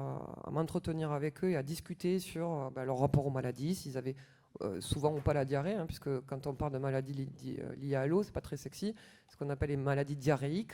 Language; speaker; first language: French; native; French